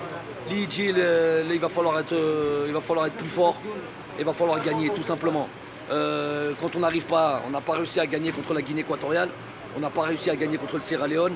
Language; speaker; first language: French; native; French